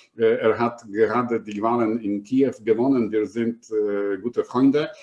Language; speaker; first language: German; non-native, fluent; Polish